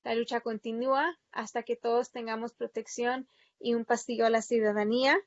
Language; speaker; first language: Spanish; early bilingual, heritage; Spanish